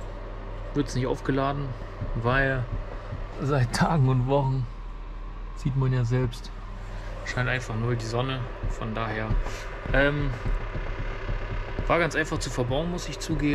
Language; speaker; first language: German; native; German